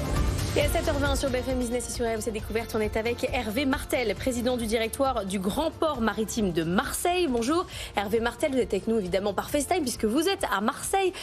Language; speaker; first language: French; native; French